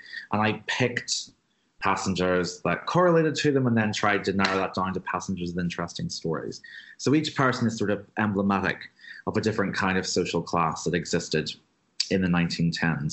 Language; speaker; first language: English; native; English